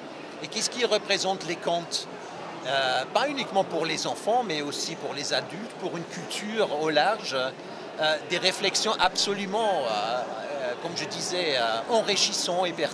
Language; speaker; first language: French; non-native, fluent; German